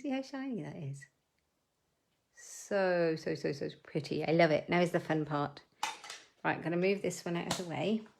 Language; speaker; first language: English; native; English